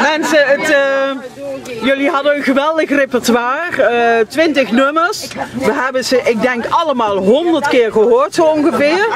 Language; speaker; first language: Dutch; native; Dutch